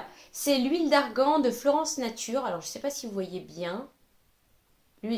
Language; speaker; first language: French; native; French